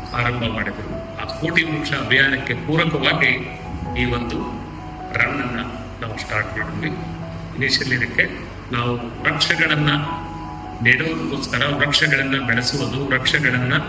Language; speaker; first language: Kannada; native; Kannada